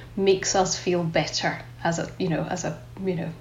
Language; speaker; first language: English; native; English